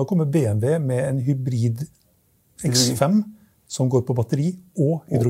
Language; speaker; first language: Norwegian; native; Norwegian